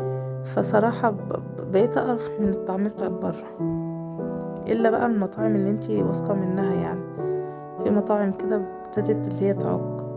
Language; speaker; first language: Arabic; native; Arabic